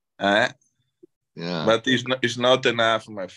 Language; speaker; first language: English; non-native, learner; Italian